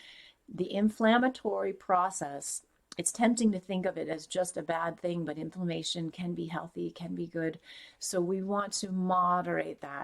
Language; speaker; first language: English; native; English